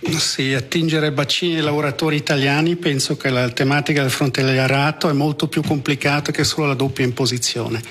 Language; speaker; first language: Italian; native; Italian